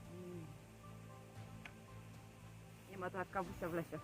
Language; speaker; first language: Polish; native; Polish